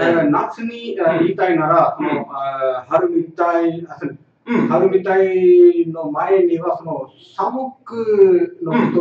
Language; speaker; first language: Japanese; non-native, learner; Tamil